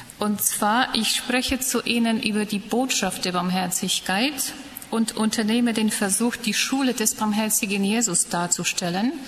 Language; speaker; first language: German; non-native, fluent; Polish